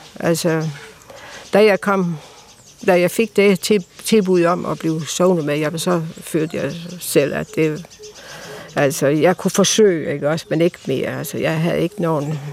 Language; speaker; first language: Danish; native; Danish